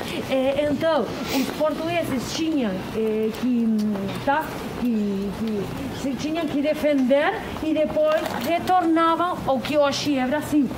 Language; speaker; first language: Portuguese; non-native, fluent; Spanish